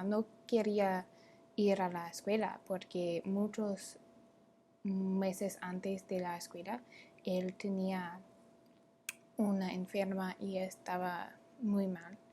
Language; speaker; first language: Spanish; non-native, learner; English